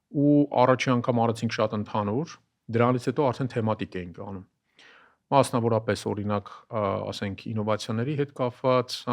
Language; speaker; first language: Armenian; native; Armenian